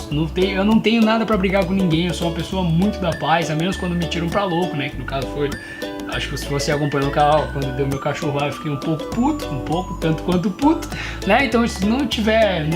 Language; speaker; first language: Portuguese; native; Portuguese